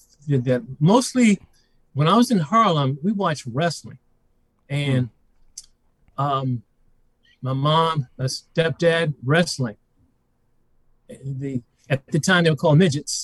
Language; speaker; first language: English; native; English